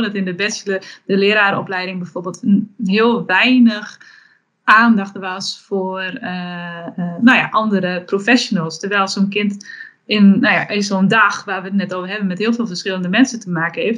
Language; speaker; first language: Dutch; native; Dutch